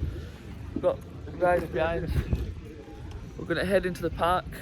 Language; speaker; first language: English; native; English